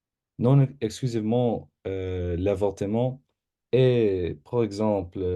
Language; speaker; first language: French; non-native, learner; English